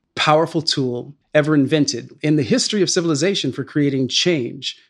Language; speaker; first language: English; native; English